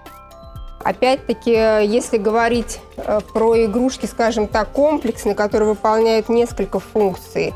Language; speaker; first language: Russian; native; Russian